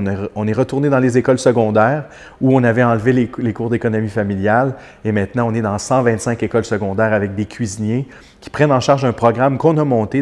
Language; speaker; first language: French; native; French